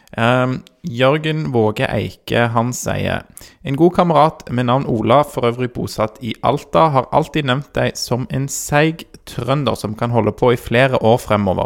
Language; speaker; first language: Norwegian; native; Norwegian